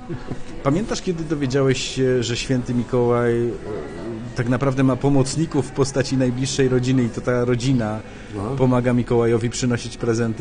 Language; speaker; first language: Polish; native; Polish